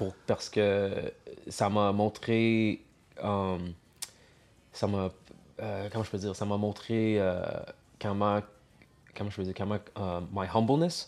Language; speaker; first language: French; early bilingual, heritage; French